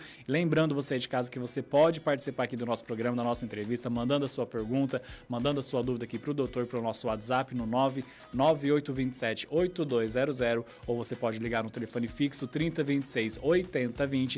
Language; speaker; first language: Portuguese; native; Portuguese